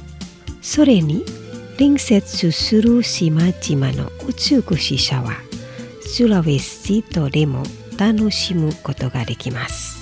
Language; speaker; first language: Japanese; non-native, fluent; Indonesian